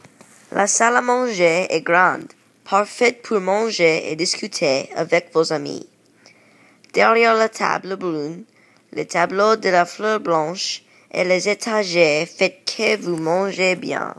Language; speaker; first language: French; non-native, learner; English